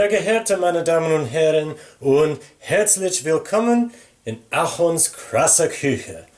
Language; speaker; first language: German; non-native, fluent; English